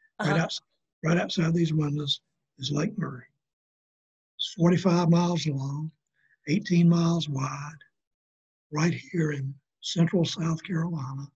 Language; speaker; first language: English; native; English